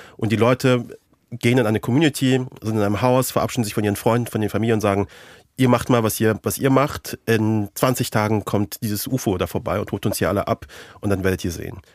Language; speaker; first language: German; early bilingual, other home language; Persian